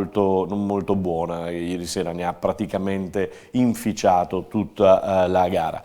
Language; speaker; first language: Italian; native; Italian